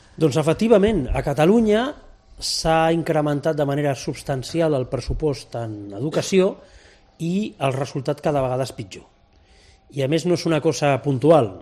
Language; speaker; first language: Catalan; non-native, local second language; Spanish